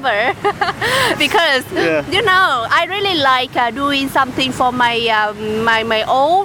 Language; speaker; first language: English; non-native, learner; Vietnamese